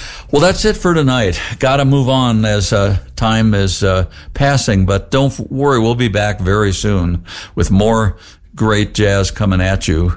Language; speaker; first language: English; native; English